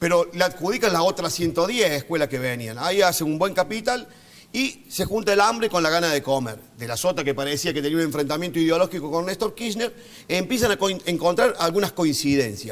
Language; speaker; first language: Spanish; native; Spanish